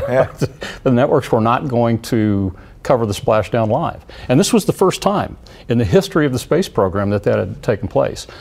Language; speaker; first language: English; native; English